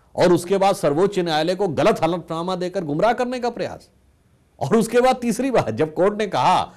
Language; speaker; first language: Hindi; native; Hindi